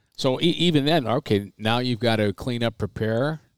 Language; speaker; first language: English; native; English